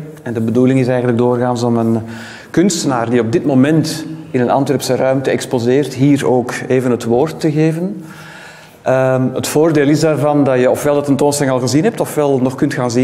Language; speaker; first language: Dutch; native; Dutch